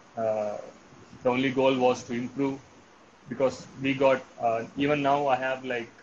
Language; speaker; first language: English; non-native, local second language; Tamil